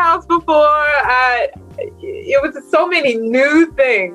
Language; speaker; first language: English; native; English